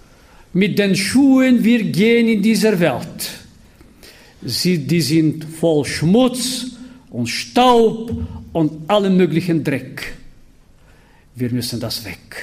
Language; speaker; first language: German; non-native, fluent; Bulgarian